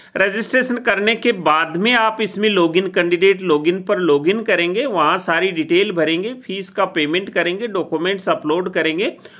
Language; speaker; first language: Hindi; native; Hindi